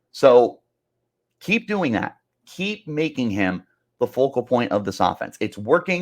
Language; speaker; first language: English; native; English